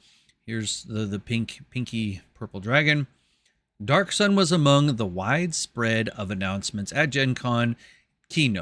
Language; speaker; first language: English; native; English